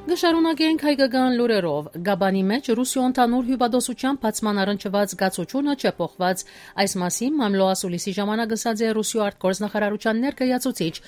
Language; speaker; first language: Armenian; early bilingual, heritage; Armenian